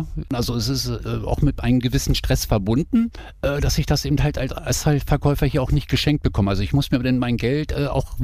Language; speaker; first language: German; native; German